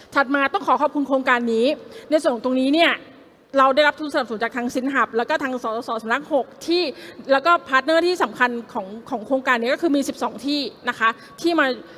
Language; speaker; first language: Thai; native; Thai